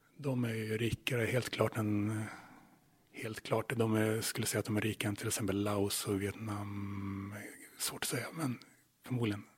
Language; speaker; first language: Swedish; native; Swedish